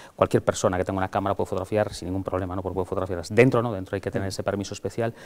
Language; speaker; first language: Spanish; native; Spanish